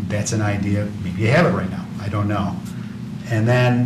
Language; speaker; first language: English; native; English